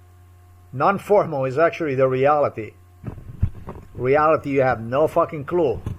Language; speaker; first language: English; non-native, fluent; Slovenian